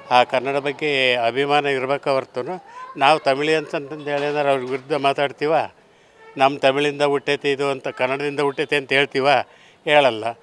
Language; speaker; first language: Kannada; native; Kannada